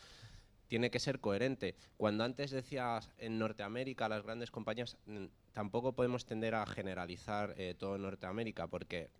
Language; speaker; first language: Spanish; native; Spanish